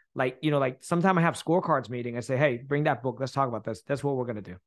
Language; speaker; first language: English; early bilingual, other home language; Thai